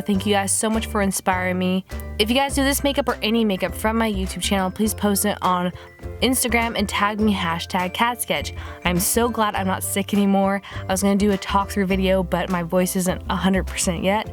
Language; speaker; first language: English; native; English